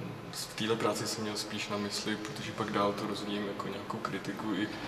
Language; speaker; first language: Czech; native; Czech